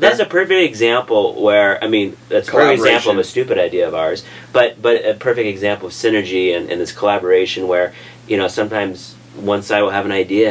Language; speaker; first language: English; native; English